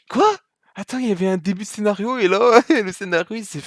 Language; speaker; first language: French; native; French